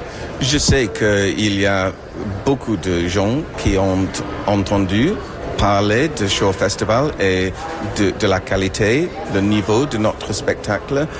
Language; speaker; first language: French; non-native, fluent; English